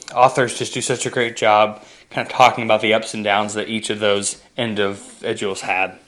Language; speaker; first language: English; native; English